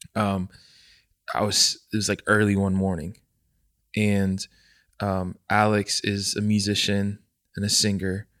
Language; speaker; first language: English; native; English